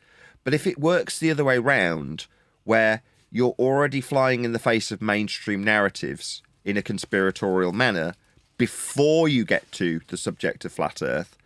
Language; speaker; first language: English; native; English